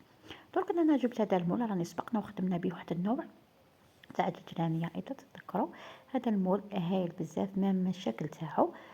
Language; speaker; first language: Arabic; native; Arabic